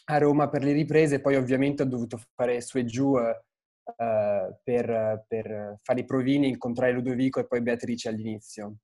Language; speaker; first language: Italian; early bilingual, other home language; Arabic